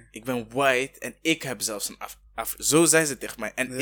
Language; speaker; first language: Dutch; early bilingual, other home language; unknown